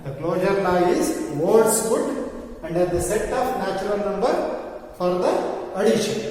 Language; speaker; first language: English; non-native, local second language; Kannada